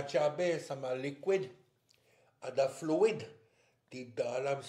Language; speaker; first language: Indonesian; non-native, learner; French